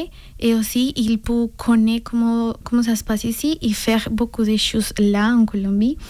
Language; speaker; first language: French; non-native, learner; Spanish